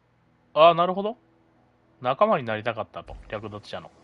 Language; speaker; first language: Japanese; native; Japanese